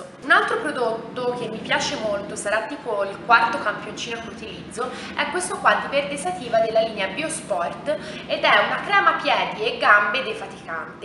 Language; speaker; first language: Italian; native; Italian